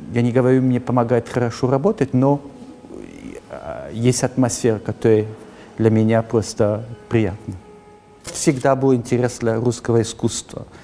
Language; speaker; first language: Russian; early bilingual, heritage; Russian